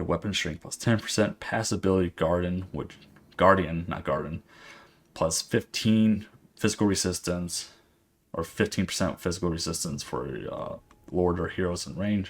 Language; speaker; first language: English; native; English